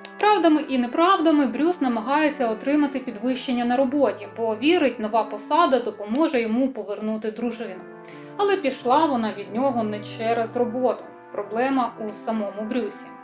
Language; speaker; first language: Ukrainian; native; Ukrainian